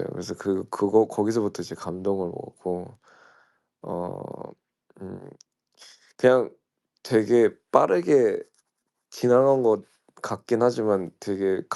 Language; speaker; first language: Korean; early bilingual, heritage; Korean